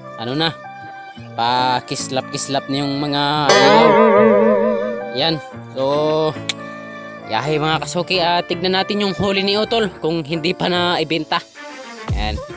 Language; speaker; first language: Filipino; non-native, local second language; Maguindanaon